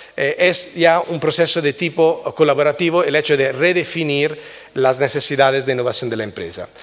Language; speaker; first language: Spanish; non-native, fluent; Italian